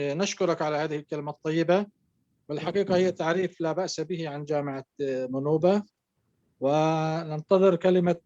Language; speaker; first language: Arabic; native; Arabic